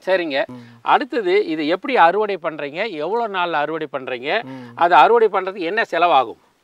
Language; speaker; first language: Tamil; native; Tamil